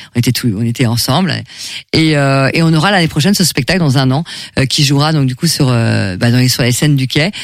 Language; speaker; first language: French; native; French